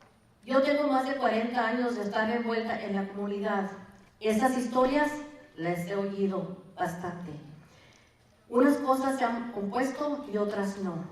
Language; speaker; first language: Spanish; early bilingual, heritage; Spanish